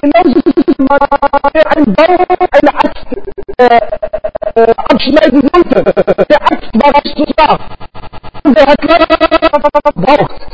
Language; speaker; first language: German; non-native, learner; Arabic